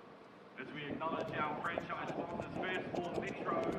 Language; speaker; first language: English; native; English